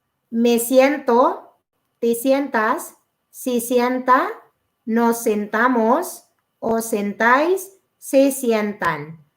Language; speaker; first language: Spanish; non-native, learner; Filipino